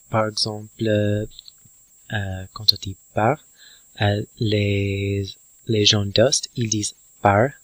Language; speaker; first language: French; non-native, learner; English